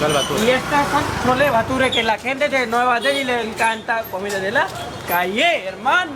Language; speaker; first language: Spanish; non-native, learner; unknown